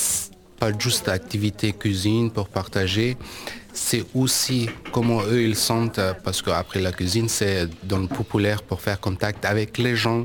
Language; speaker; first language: French; non-native, learner; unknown